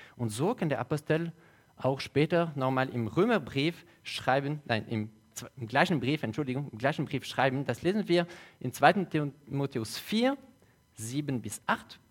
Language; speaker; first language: German; non-native, local second language; French